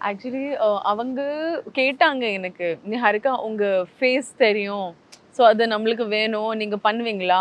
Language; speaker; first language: Tamil; non-native, local second language; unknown